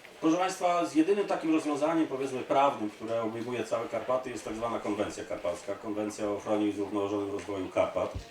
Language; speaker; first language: Polish; native; Polish